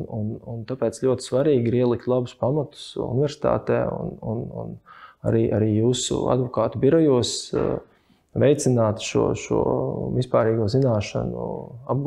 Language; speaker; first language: Latvian; native; Latvian